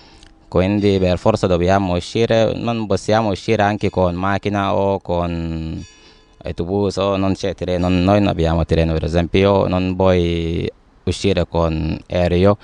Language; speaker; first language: Italian; non-native, learner; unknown